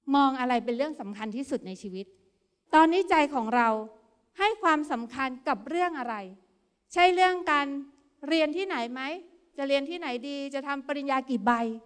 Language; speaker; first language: Thai; native; Thai